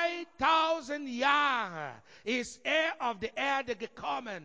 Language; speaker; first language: German; non-native, learner; English